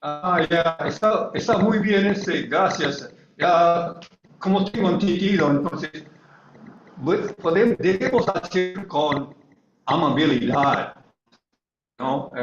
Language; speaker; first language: Spanish; non-native, learner; English